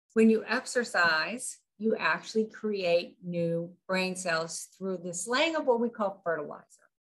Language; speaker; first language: English; native; English